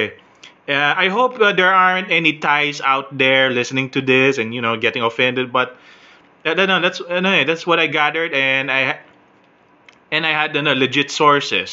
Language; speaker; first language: English; non-native, local second language; Filipino